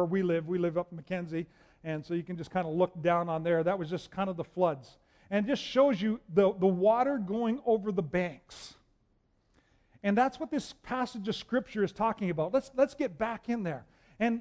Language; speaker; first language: English; native; English